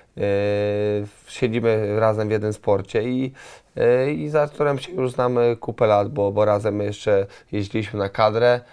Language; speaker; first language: Polish; native; Polish